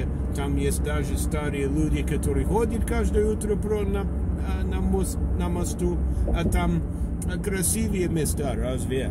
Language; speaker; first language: Russian; non-native, learner; English